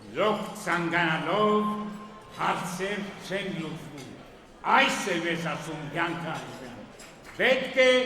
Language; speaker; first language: Armenian; early bilingual, heritage; Armenian